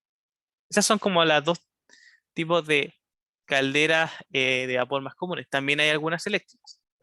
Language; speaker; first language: Spanish; native; Spanish